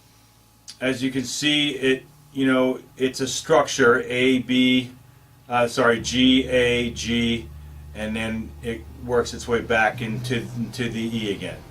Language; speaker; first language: English; native; English